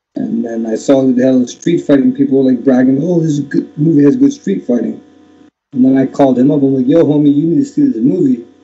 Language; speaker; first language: English; native; English